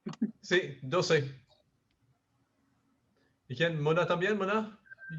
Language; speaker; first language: Spanish; non-native, learner; French